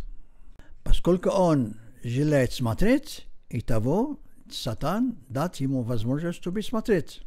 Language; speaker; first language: Russian; non-native, learner; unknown